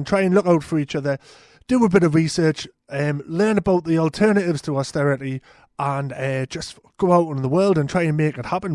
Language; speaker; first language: English; native; English